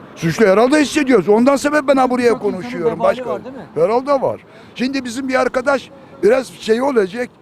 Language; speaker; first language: Turkish; native; Turkish